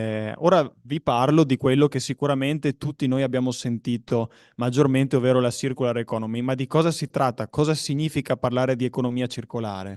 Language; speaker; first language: Italian; native; Italian